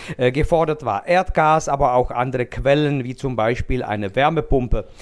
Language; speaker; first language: German; non-native, fluent; Czech